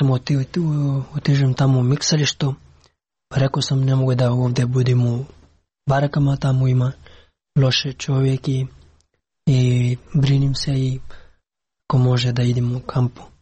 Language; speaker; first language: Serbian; non-native, learner; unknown